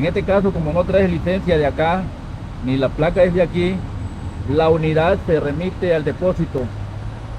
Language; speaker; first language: Spanish; native; Spanish